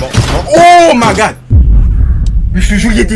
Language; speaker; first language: French; native; French